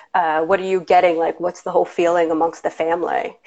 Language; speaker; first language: English; native; English